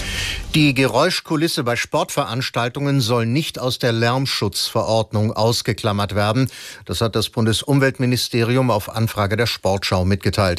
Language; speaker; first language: German; native; German